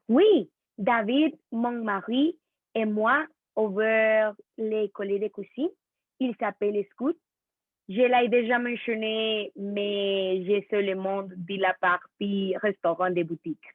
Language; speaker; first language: French; non-native, learner; Spanish